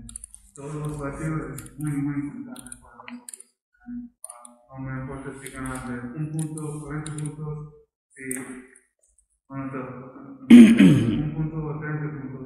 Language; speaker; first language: Spanish; non-native, learner; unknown